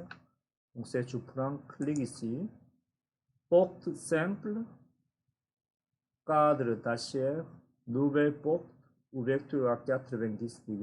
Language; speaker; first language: French; non-native, fluent; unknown